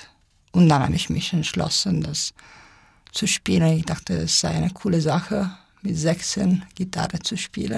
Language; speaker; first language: German; non-native, fluent; Italian